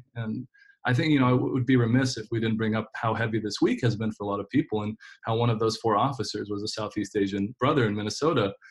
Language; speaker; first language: English; native; English